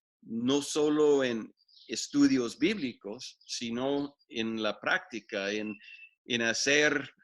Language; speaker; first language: Spanish; non-native, fluent; English